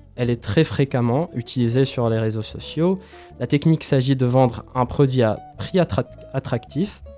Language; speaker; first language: French; non-native, local second language; Arabic